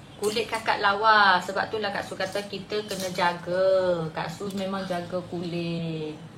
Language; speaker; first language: Malay; native; Malay